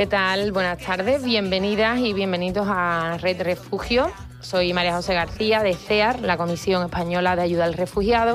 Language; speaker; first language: Spanish; native; Spanish